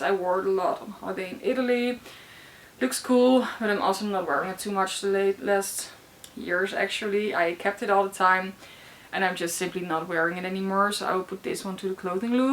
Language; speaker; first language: English; non-native, fluent; Dutch